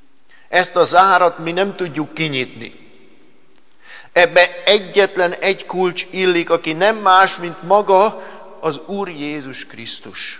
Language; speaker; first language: Hungarian; native; Hungarian